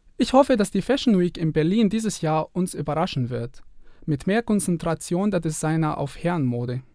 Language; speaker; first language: German; non-native, fluent; Arabic